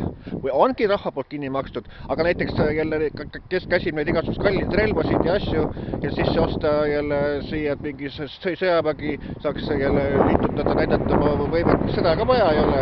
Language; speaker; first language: Estonian; native; Estonian